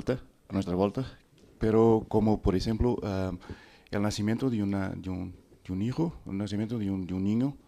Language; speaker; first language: Spanish; non-native, fluent; Portuguese